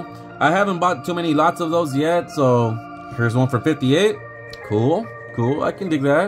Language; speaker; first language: English; native; English